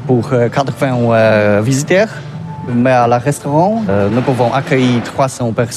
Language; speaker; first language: French; non-native, learner; Polish